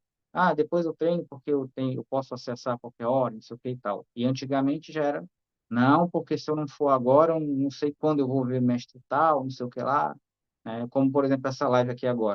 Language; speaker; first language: Portuguese; native; Portuguese